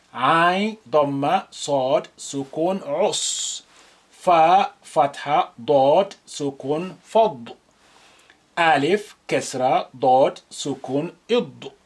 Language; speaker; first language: Arabic; non-native, fluent; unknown